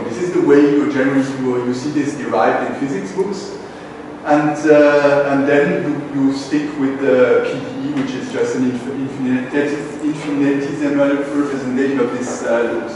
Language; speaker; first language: English; non-native, fluent; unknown